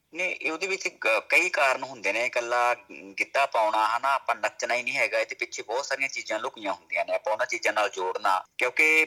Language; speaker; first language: Punjabi; native; Punjabi